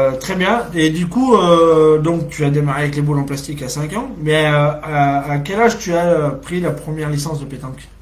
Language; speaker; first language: French; native; French